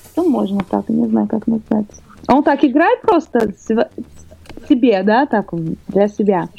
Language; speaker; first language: Russian; non-native, learner; Portuguese